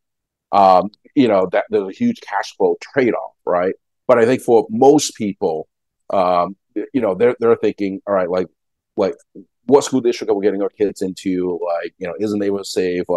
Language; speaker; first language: English; native; English